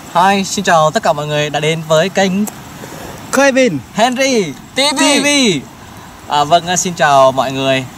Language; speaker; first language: Vietnamese; non-native, local second language; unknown